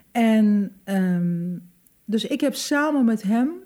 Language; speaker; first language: Dutch; native; Dutch